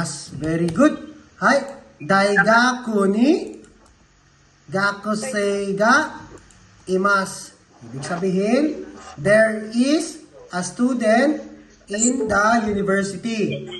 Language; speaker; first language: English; non-native, local second language; Filipino